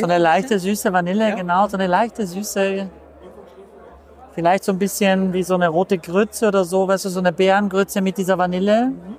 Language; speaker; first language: German; native; German